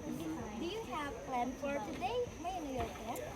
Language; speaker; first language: English; non-native, learner; Indonesian